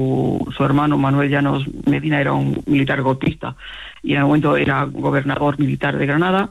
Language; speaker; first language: Spanish; native; Spanish